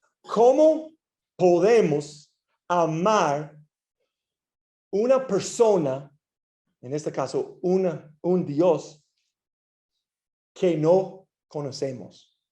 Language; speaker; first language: Spanish; non-native, fluent; English